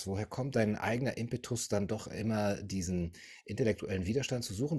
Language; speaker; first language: German; native; German